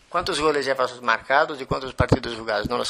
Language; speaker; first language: Spanish; non-native, fluent; Portuguese